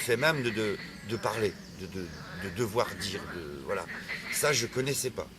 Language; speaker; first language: French; native; French